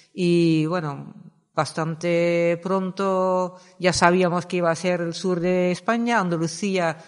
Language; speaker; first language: Spanish; non-native, fluent; Dutch